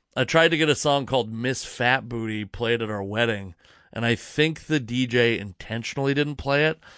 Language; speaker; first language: English; native; English